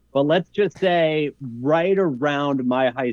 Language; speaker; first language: English; native; English